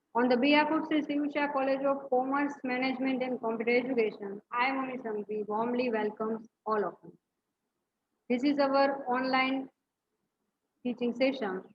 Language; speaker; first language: English; non-native, local second language; Gujarati